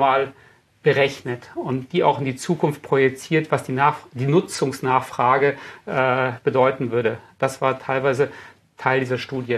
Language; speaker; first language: German; native; German